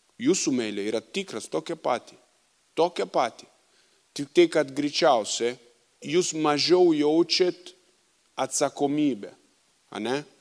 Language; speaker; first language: Lithuanian; non-native, fluent; Italian